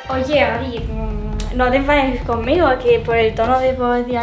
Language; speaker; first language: Spanish; native; Spanish